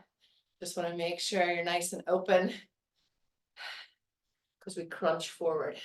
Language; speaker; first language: English; native; English